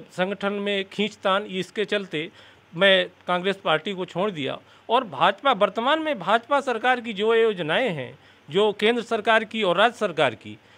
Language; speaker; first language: Hindi; native; Hindi